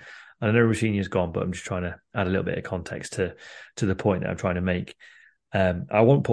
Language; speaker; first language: English; native; English